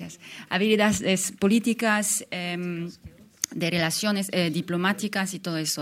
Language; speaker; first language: Spanish; non-native, fluent; French